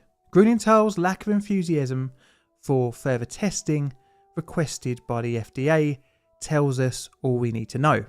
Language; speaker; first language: English; native; English